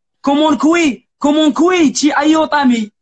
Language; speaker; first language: Italian; non-native, learner; Arabic